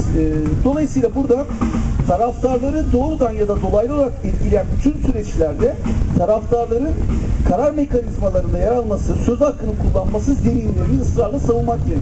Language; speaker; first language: Turkish; native; Turkish